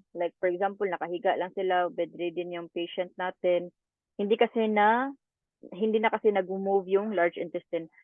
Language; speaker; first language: Filipino; native; Filipino